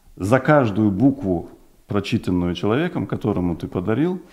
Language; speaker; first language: Russian; non-native, local second language; Uzbek